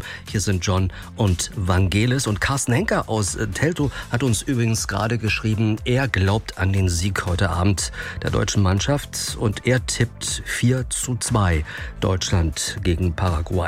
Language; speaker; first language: German; native; German